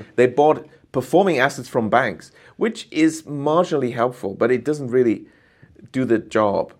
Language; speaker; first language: English; non-native, fluent; German